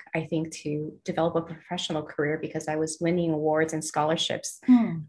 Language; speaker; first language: English; early bilingual, other home language; Chinese